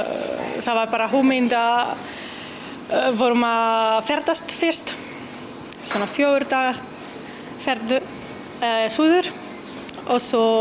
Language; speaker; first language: Icelandic; non-native, learner; Italian